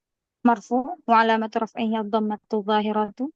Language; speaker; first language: Arabic; non-native, learner; Indonesian